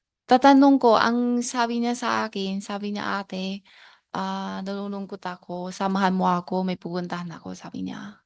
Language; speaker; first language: Filipino; non-native, learner; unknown